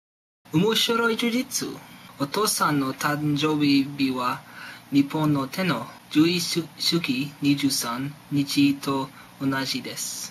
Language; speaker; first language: Japanese; non-native, learner; English